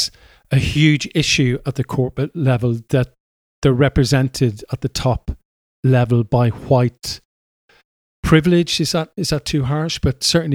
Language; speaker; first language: English; native; English